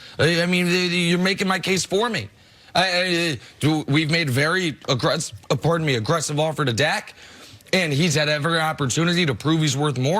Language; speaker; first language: English; native; English